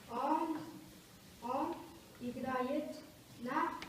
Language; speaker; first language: Russian; non-native, learner; Mongolian